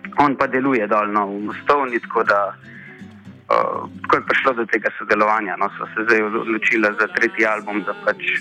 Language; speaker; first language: Slovenian; native; Slovenian